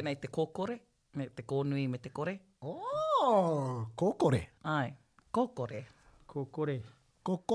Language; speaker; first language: Māori; non-native, local second language; English